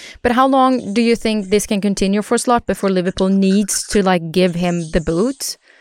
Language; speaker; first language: English; non-native, fluent; Swedish